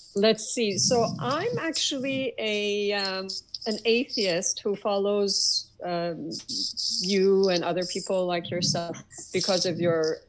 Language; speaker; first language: English; early bilingual, other home language; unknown